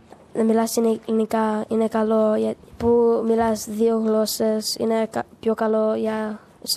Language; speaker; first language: Greek; early bilingual, heritage; Greek